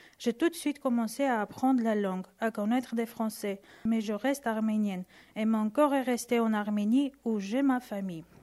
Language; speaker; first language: French; non-native, learner; Armenian